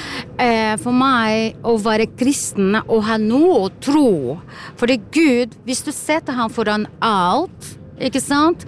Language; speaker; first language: Norwegian; non-native, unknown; Portuguese